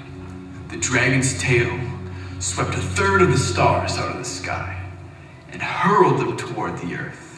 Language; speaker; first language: English; native; English